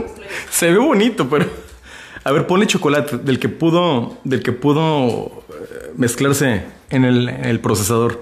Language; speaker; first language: Spanish; native; Spanish